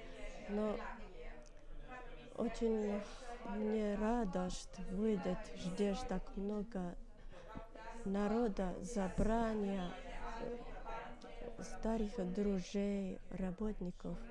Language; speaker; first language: Russian; non-native, learner; Finnish